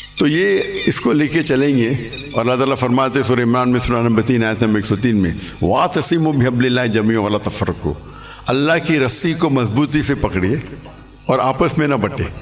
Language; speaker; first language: Urdu; non-native, local second language; English